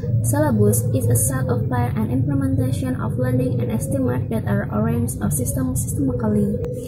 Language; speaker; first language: English; non-native, fluent; Indonesian